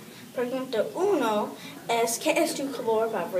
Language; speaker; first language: Spanish; non-native, learner; English